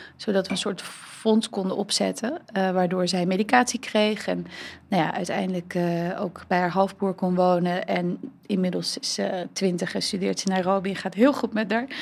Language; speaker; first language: Dutch; early bilingual, heritage; Dutch